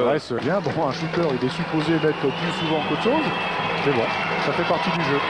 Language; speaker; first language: French; native; French